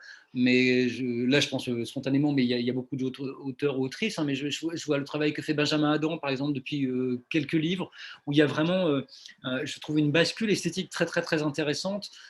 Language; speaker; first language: French; native; French